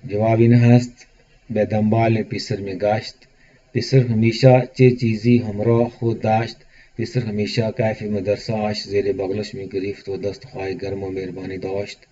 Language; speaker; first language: Persian; non-native, fluent; Urdu